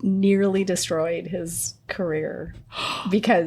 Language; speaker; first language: English; native; English